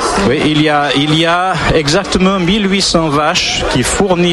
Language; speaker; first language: French; native; French